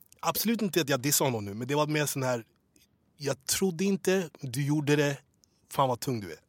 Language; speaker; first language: Swedish; early bilingual, other home language; English